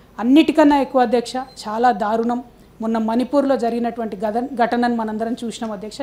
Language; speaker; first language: Telugu; native; Telugu